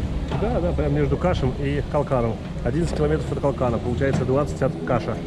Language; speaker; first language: Russian; native; Russian